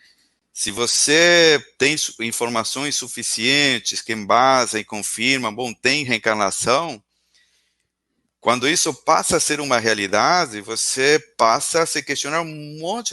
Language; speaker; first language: Portuguese; non-native, fluent; Spanish